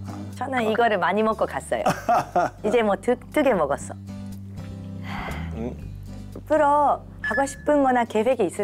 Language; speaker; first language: Korean; non-native, fluent; Japanese